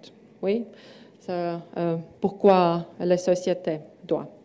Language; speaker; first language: French; non-native, learner; Estonian